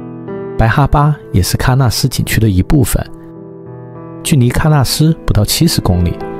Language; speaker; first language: Chinese; native; Chinese